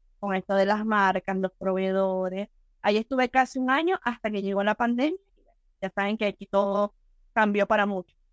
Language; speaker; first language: Spanish; native; Spanish